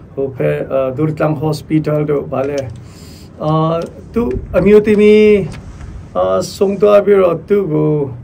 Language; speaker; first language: Burmese; non-native, local second language; Hakha Chin